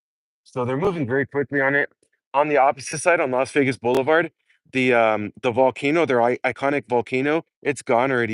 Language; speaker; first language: English; native; English